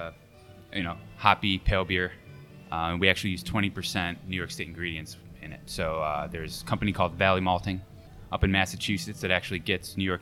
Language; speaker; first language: English; native; English